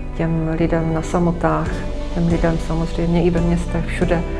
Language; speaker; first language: Czech; native; Czech